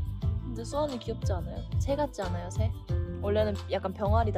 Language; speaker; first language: Korean; native; Korean